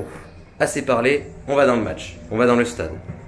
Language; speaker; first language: French; native; French